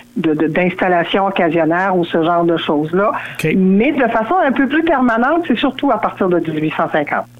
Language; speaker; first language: French; native; French